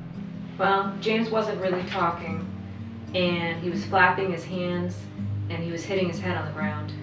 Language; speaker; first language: English; native; English